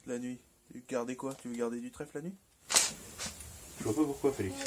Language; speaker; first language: French; native; French